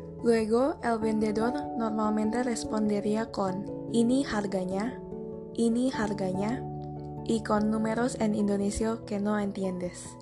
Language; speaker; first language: Spanish; non-native, fluent; Indonesian